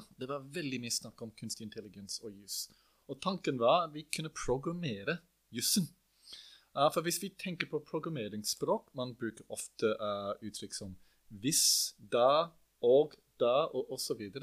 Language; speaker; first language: Norwegian; non-native, fluent; English